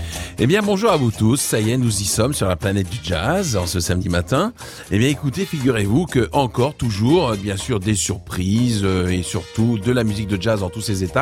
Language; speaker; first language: French; native; French